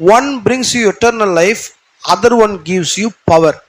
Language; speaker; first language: English; non-native, local second language; Tamil